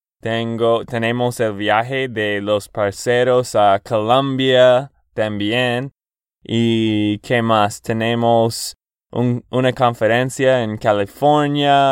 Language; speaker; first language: Spanish; non-native, fluent; English